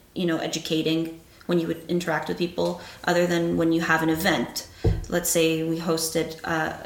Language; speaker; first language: English; early bilingual, other home language; Arabic